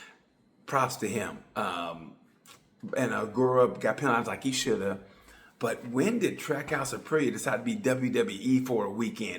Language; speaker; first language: English; native; English